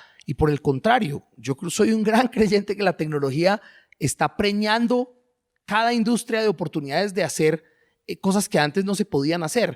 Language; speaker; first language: Spanish; native; Spanish